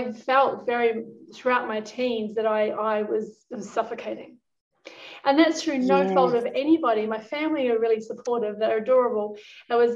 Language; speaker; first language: English; native; English